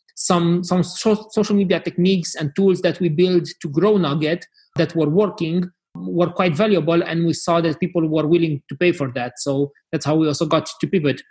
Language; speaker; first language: English; non-native, fluent; Romanian